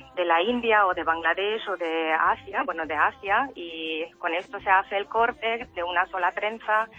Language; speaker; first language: Spanish; early bilingual, heritage; German